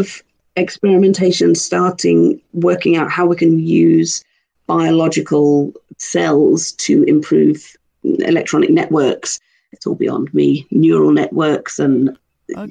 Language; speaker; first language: English; native; English